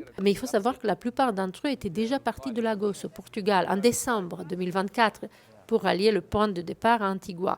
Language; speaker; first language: French; native; French